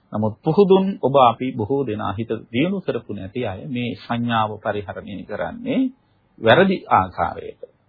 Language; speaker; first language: Sinhala; native; Sinhala